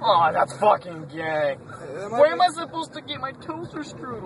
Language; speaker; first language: English; native; English